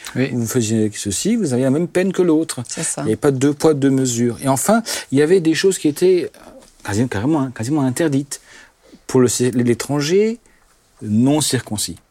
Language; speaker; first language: French; non-native, local second language; Swiss German